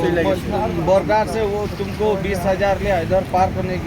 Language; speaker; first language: Hindi; non-native, local second language; Khasi